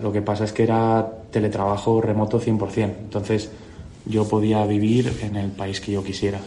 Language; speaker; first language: Spanish; native; Spanish